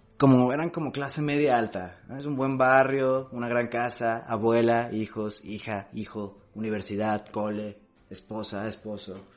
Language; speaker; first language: Spanish; native; Spanish